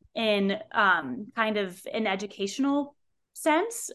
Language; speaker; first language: English; native; English